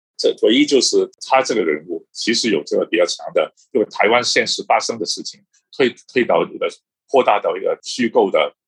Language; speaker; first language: Chinese; non-native, local second language; Cantonese